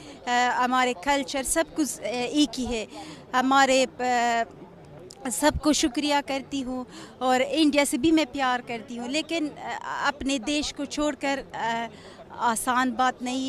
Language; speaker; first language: Hindi; non-native, fluent; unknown